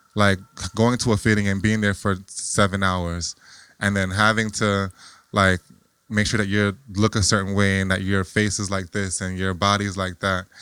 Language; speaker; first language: English; native; English